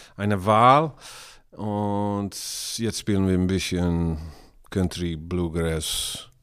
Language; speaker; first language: German; non-native, learner; Dutch